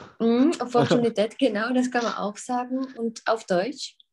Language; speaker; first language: German; non-native, fluent; Czech